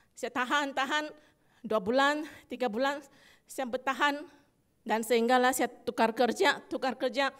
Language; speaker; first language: Malay; native; Malay